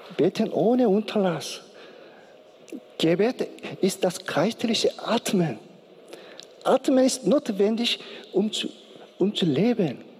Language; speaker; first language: German; non-native, learner; Korean